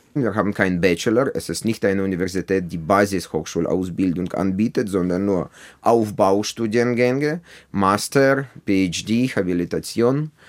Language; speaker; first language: German; non-native, fluent; Ukrainian